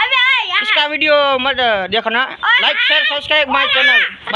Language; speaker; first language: Hindi; non-native, local second language; Gujarati